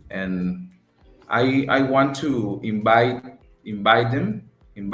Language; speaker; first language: English; non-native, learner; Spanish